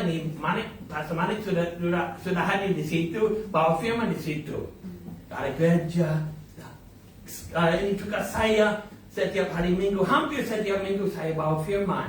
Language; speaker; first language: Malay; non-native, fluent; English